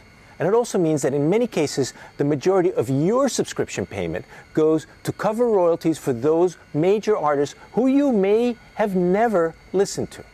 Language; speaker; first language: English; native; English